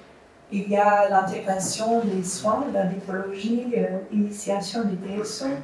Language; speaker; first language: French; non-native, fluent; English